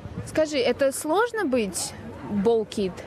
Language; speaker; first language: Russian; native; Russian